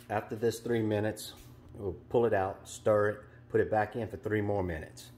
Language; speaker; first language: English; native; English